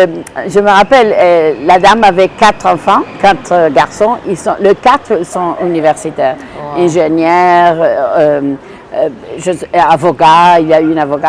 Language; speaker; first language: French; non-native, fluent; Spanish